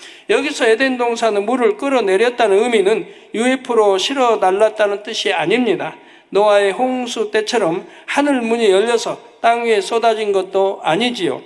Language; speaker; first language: Korean; native; Korean